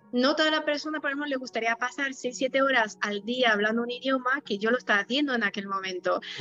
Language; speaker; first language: Spanish; non-native, fluent; Polish